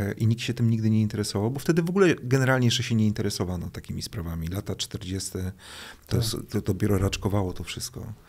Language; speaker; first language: Polish; native; Polish